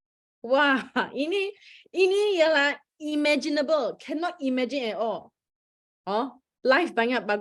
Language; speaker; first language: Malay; non-native, local second language; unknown